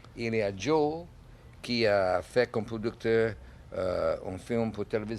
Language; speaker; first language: French; non-native, learner; English